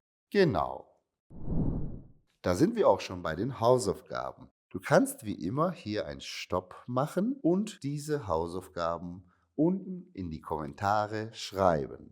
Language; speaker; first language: German; non-native, fluent; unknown